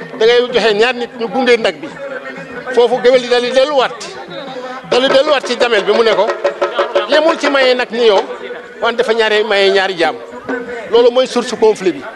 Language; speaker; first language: Wolof; non-native, local second language; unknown